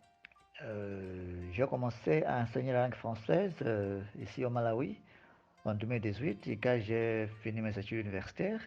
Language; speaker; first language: French; non-native, fluent; Nyanja